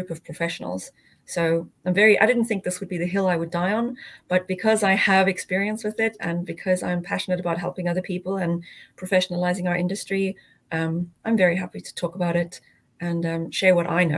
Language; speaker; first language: English; native; English